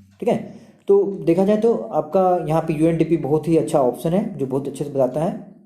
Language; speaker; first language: Hindi; native; Hindi